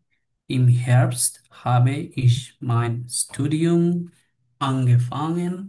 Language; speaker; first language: German; non-native, learner; Bangla